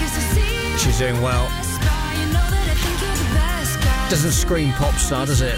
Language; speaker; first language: English; native; English